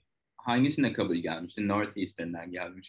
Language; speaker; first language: Turkish; native; Turkish